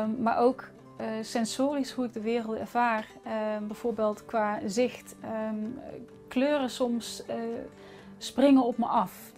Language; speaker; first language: Dutch; non-native, fluent; English